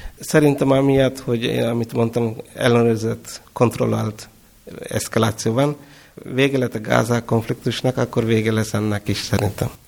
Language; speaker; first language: Hungarian; non-native, fluent; Kannada